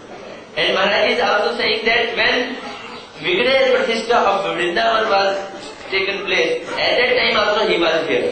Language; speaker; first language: English; non-native, local second language; Hindi